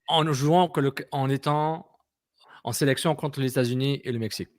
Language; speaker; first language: French; native; French